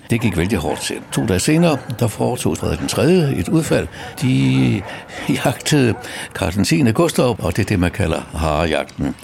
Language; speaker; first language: Danish; native; Danish